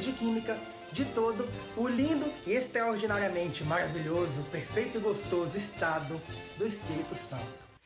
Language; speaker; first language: Portuguese; native; Portuguese